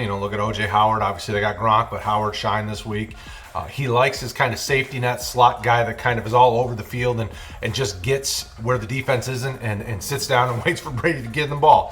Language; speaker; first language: English; native; English